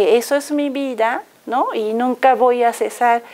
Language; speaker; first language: Spanish; non-native, fluent; Japanese